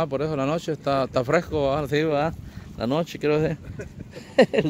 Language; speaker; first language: Spanish; native; Spanish